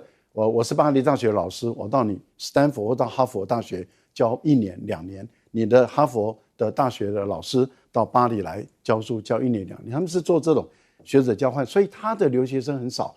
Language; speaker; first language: Chinese; native; Chinese